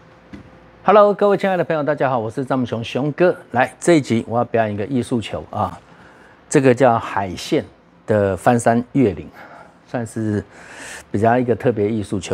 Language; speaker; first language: Chinese; native; Chinese